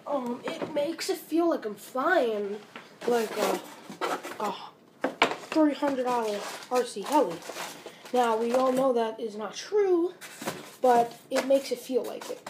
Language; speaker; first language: English; native; English